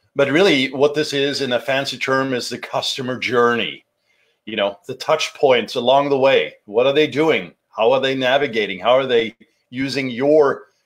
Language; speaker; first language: English; non-native, fluent; Norwegian